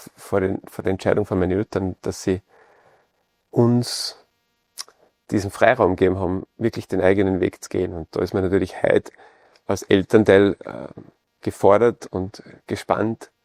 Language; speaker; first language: German; native; German